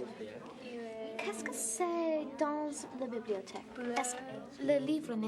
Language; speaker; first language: French; non-native, learner; English